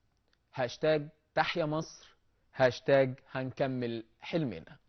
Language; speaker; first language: Arabic; native; Arabic